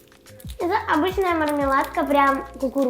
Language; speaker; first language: Russian; native; Russian